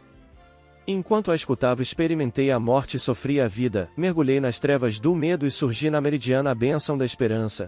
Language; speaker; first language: Portuguese; native; Portuguese